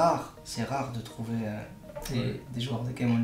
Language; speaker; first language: French; native; French